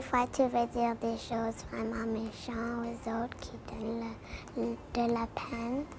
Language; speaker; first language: French; non-native, local second language; English